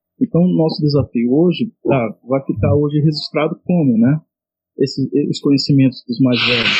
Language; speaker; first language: Portuguese; non-native, local second language; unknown